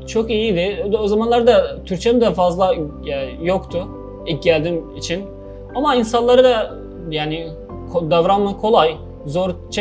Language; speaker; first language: Turkish; non-native, fluent; Arabic